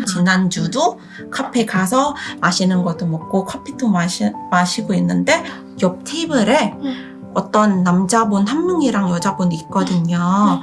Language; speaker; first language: Korean; non-native, fluent; Indonesian